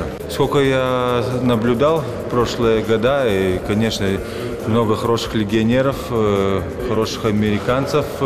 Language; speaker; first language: Russian; non-native, fluent; Lithuanian